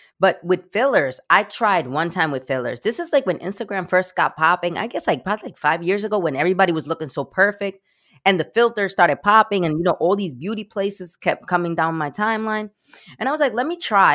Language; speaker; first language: English; early bilingual, other home language; Spanish